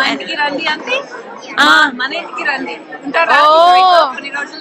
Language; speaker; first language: Telugu; non-native, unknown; English